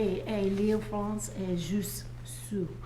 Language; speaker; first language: French; non-native, learner; English